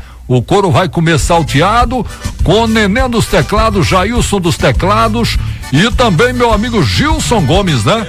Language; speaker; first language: Portuguese; native; Portuguese